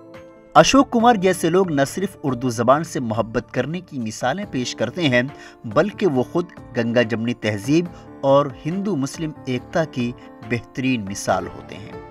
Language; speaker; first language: Hindi; native; Hindi